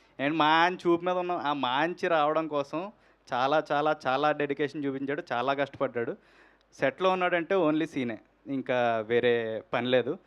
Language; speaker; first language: Telugu; native; Telugu